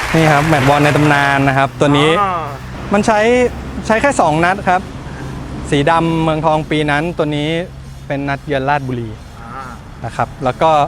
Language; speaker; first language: Thai; native; Thai